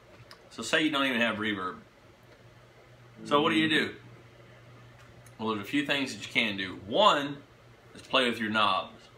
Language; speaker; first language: English; native; English